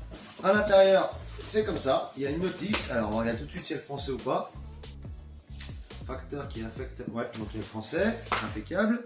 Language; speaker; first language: French; native; French